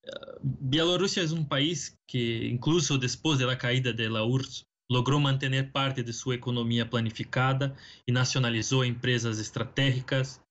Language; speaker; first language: Spanish; non-native, fluent; Portuguese